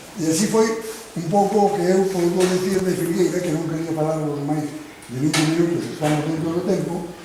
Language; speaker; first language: Galician; non-native, local second language; Spanish